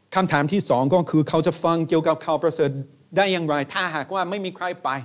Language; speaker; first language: Thai; non-native, fluent; English